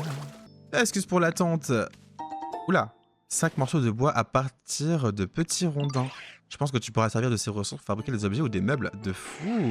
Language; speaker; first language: French; native; French